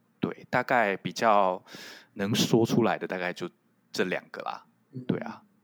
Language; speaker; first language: Chinese; non-native, local second language; Min Nan Chinese